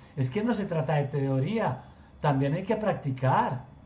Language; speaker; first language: Spanish; native; Spanish